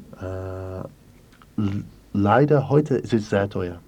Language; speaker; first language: German; non-native, learner; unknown